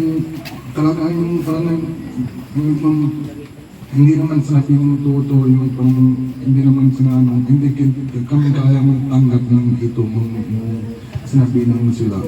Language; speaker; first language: Filipino; non-native, learner; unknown